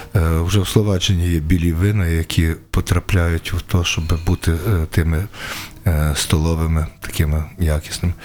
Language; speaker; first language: Ukrainian; native; Ukrainian